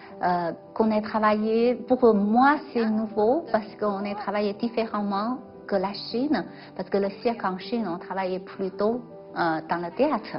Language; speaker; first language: French; non-native, fluent; Chinese